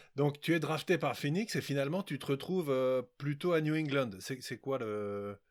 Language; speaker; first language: French; non-native, fluent; English